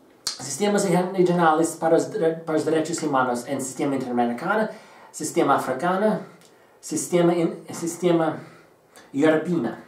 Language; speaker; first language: Spanish; non-native, learner; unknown